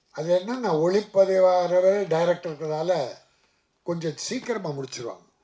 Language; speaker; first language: Tamil; native; Tamil